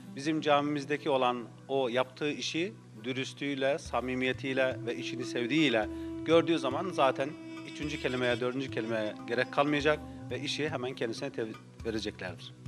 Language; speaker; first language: Turkish; native; Turkish